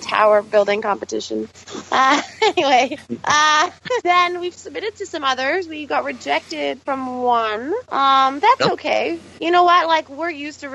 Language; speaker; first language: English; native; English